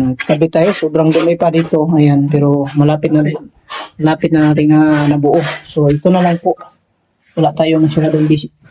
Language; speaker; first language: Filipino; non-native, local second language; Cebuano